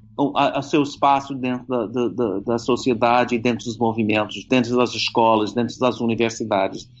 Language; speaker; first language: Portuguese; non-native, fluent; English